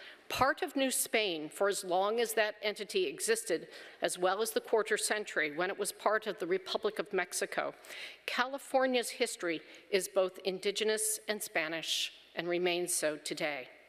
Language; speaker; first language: English; native; English